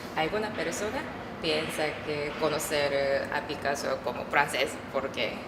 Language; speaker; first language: Spanish; non-native, learner; Korean